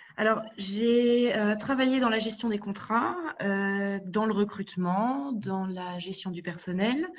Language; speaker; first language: French; native; French